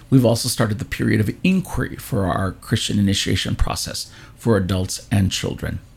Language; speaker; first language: English; native; English